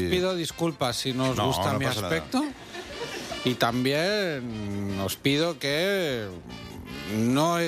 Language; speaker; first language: Spanish; native; Spanish